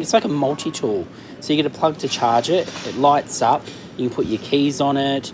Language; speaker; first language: English; native; English